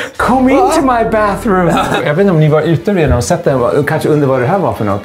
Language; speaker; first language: Swedish; non-native, fluent; English